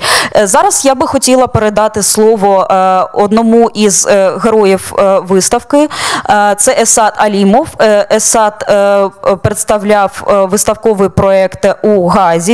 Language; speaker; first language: Ukrainian; native; Ukrainian